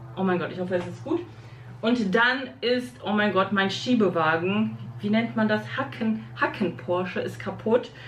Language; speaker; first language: German; early bilingual, other home language; Polish